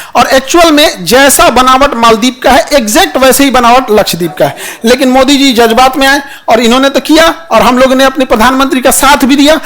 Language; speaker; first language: Hindi; native; Hindi